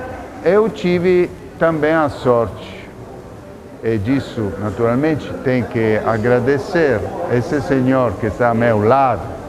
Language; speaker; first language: Portuguese; non-native, fluent; Italian